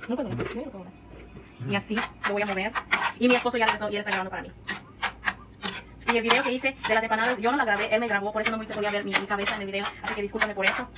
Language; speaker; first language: Spanish; early bilingual, heritage; Spanish